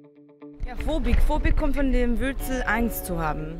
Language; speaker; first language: German; non-native, learner; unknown